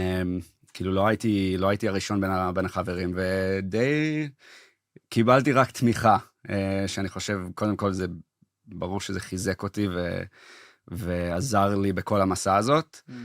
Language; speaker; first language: Hebrew; early bilingual, heritage; English